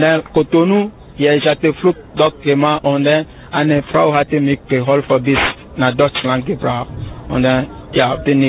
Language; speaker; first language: German; non-native, learner; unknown